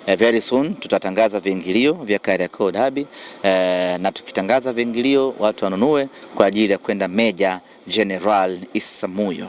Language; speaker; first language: Swahili; native; Swahili